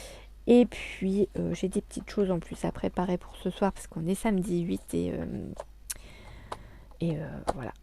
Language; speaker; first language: French; native; French